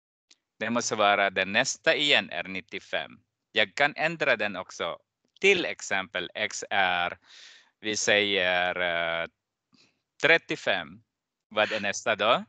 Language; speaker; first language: Swedish; non-native, fluent; Persian